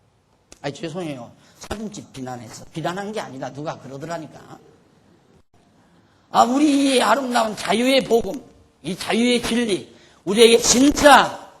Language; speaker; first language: Korean; native; Korean